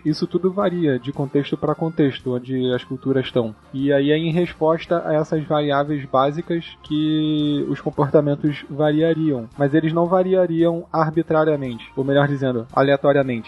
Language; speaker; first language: Portuguese; native; Portuguese